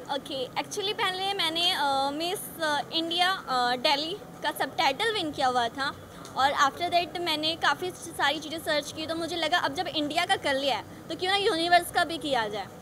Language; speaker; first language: Hindi; native; Hindi